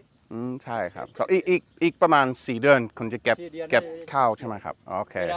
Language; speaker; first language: Thai; non-native, learner; English